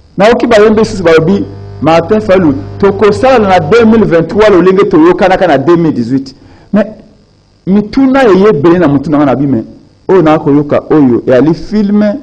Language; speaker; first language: Lingala; native; Lingala